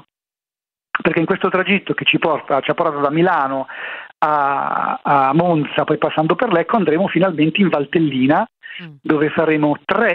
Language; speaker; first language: Italian; native; Italian